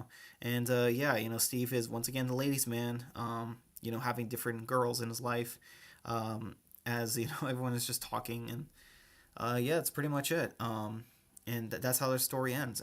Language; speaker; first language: English; native; English